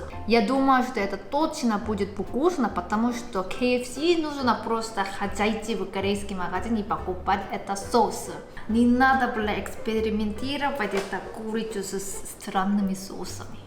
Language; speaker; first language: Russian; non-native, learner; Korean